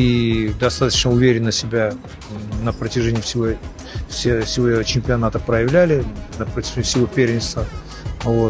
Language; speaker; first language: Russian; native; Russian